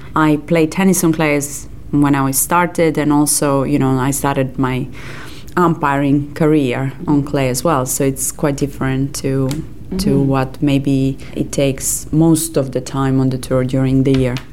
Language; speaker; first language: English; non-native, fluent; Serbian